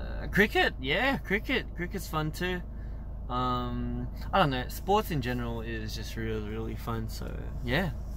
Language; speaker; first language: English; early bilingual, other home language; Korean